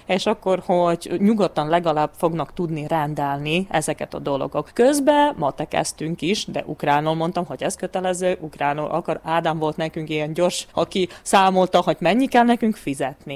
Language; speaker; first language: Hungarian; non-native, local second language; Ukrainian